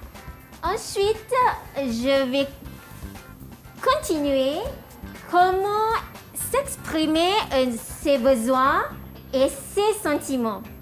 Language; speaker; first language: French; non-native, fluent; Malay